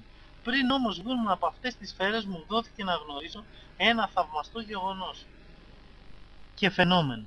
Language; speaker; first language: Greek; native; Greek